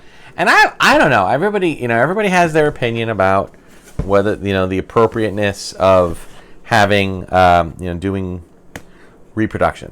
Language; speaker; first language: English; native; English